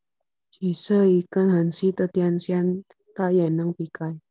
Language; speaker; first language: Chinese; non-native, learner; Indonesian